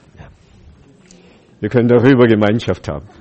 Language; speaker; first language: German; non-native, fluent; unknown